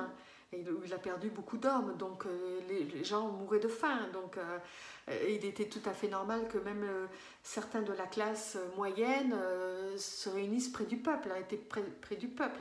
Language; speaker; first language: French; native; French